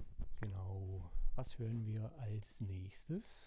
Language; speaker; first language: German; native; German